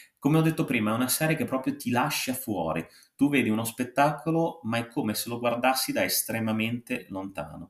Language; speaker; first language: Italian; native; Italian